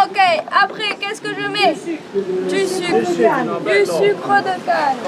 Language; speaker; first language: French; native; French